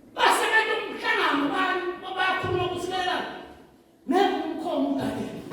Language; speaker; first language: Zulu; non-native, local second language; Swati